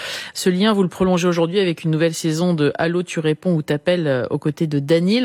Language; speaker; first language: French; native; French